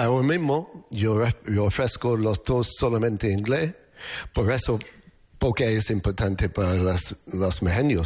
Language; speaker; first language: Spanish; non-native, learner; English